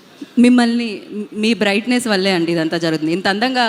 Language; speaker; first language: Telugu; native; Telugu